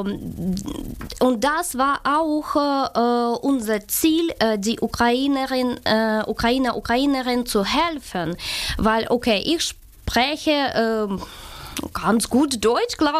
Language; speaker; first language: German; non-native, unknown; Ukrainian